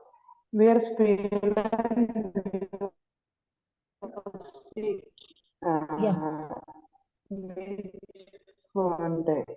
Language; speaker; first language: German; non-native, learner; Malayalam